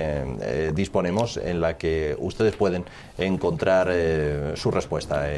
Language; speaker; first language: Spanish; native; Spanish